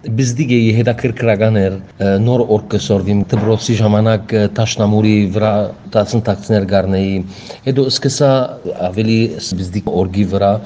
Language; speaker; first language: Armenian; early bilingual, heritage; Armenian